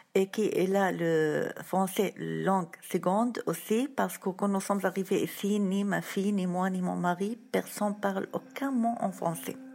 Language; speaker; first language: French; non-native, fluent; Arabic